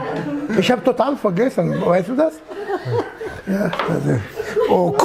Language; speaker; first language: German; non-native, learner; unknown